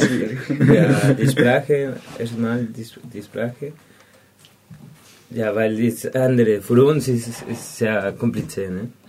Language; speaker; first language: German; non-native, learner; Spanish